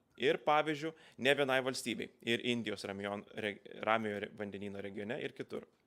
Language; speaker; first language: Lithuanian; native; Lithuanian